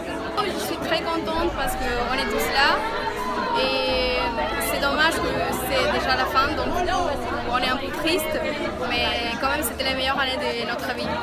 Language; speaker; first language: French; non-native, learner; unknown